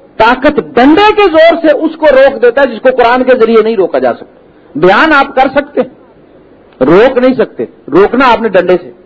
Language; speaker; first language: Urdu; non-native, local second language; Punjabi